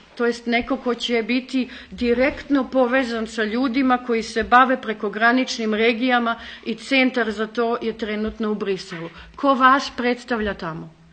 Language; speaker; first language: Bosnian; early bilingual, heritage; Bosnian